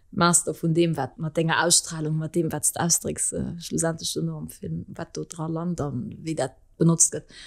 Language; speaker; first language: Luxembourgish; early bilingual, other home language; French